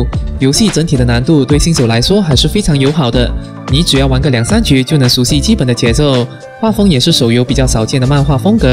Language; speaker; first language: Chinese; native; Chinese